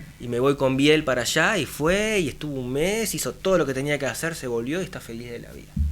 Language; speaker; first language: Spanish; native; Spanish